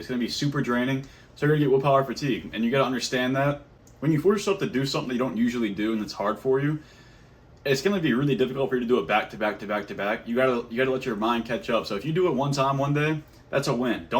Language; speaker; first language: English; native; English